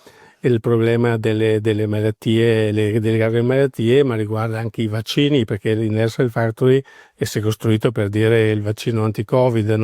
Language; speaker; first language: Italian; native; Italian